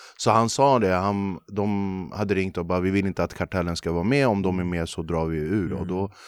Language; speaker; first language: Swedish; early bilingual, other home language; Kurdish